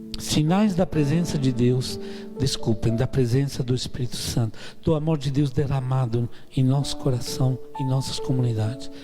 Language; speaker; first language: Portuguese; non-native, fluent; Italian